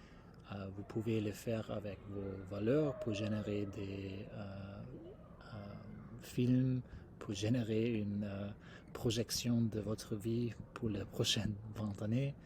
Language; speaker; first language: French; non-native, fluent; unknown